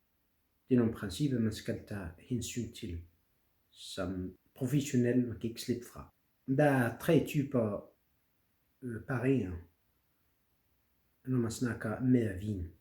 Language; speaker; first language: Danish; non-native, fluent; French